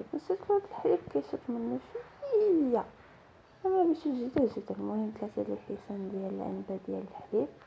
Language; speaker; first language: Arabic; native; Arabic